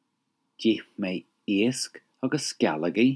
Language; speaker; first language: Irish; non-native, learner; English